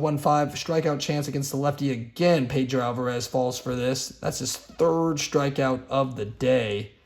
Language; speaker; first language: English; native; English